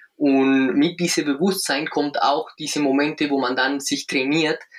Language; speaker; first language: German; non-native, fluent; Spanish